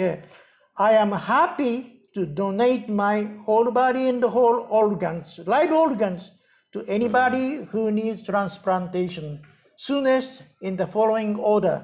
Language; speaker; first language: English; non-native, learner; Japanese